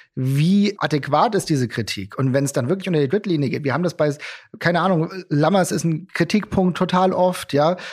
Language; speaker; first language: German; native; German